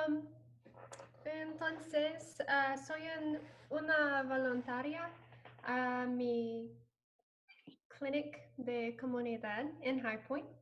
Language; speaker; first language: Spanish; non-native, learner; English